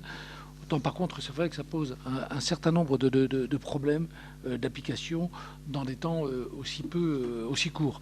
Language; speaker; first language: French; native; French